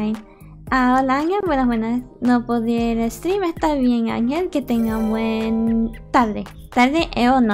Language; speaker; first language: Spanish; early bilingual, heritage; Spanish